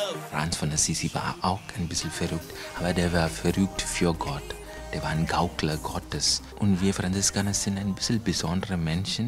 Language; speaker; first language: German; non-native, fluent; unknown